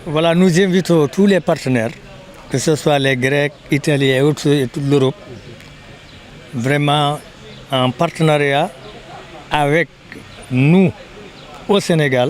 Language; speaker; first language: French; non-native, local second language; Fula